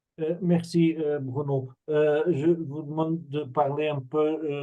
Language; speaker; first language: French; non-native, fluent; Portuguese